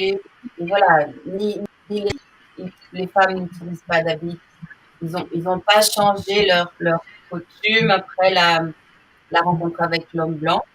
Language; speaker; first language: French; non-native, fluent; Portuguese